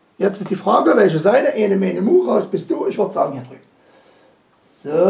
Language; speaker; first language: German; native; German